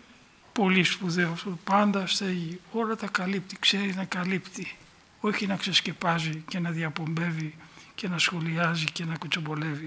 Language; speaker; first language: Greek; native; Greek